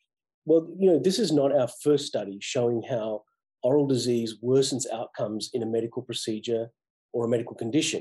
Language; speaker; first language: English; native; English